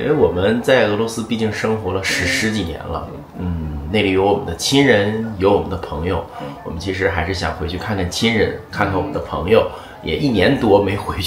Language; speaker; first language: Chinese; native; Chinese